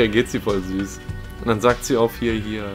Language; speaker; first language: German; native; German